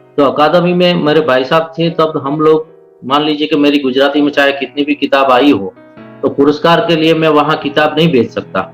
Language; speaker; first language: Hindi; non-native, local second language; Gujarati